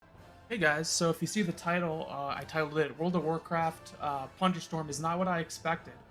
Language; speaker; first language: English; native; English